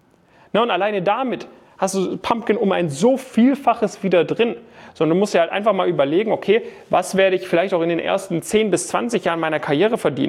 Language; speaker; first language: German; native; German